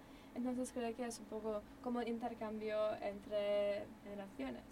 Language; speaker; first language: Spanish; non-native, learner; English